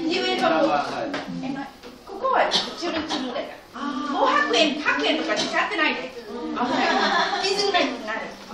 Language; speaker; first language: Japanese; non-native, learner; Vietnamese